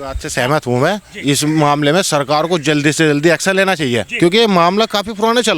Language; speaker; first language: Hindi; native; Hindi